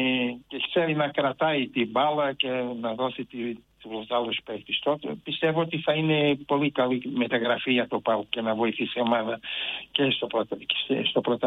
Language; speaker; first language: Greek; non-native, fluent; Portuguese